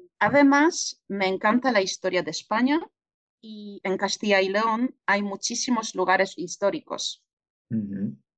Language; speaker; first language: Spanish; non-native, fluent; Polish